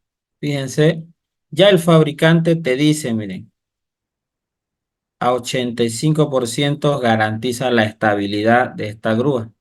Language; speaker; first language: Spanish; native; Spanish